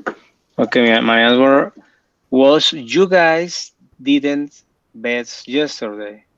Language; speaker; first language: English; non-native, learner; Spanish